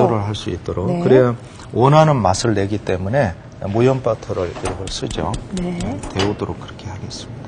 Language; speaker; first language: Korean; native; Korean